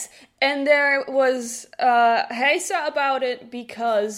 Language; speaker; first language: English; non-native, fluent; Dutch